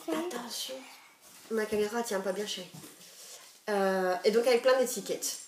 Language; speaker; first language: French; native; French